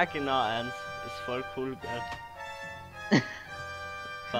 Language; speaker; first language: German; native; German